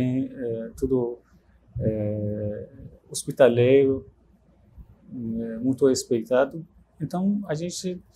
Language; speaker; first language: Portuguese; non-native, learner; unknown